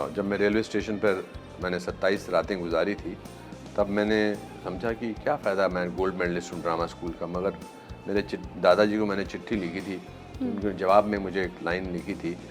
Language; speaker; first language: Hindi; native; Hindi